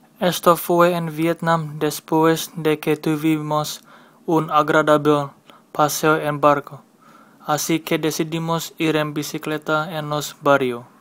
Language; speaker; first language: Spanish; non-native, learner; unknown